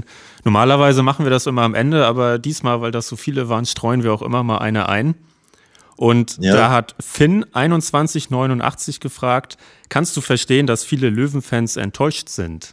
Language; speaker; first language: German; native; German